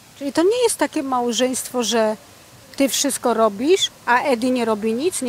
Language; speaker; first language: Polish; native; Polish